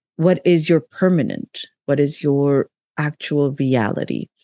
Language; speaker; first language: English; non-native, local second language; Urdu